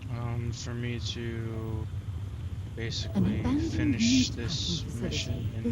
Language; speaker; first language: English; native; English